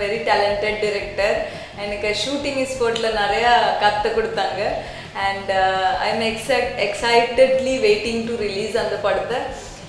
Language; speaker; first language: Tamil; non-native, learner; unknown